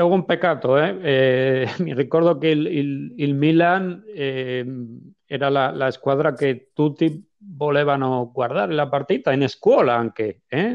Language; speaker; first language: Italian; non-native, fluent; Spanish